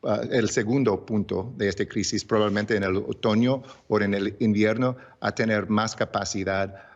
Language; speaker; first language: Spanish; early bilingual, heritage; English